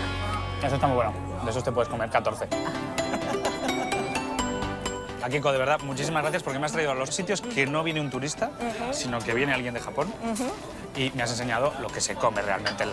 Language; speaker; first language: Spanish; native; Spanish